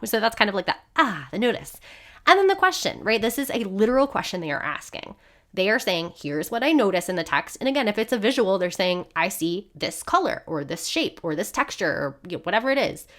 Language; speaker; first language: English; native; English